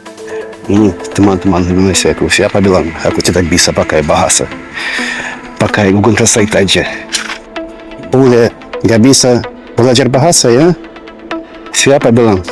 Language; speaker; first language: Indonesian; non-native, learner; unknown